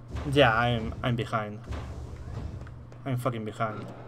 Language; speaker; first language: English; non-native, fluent; Spanish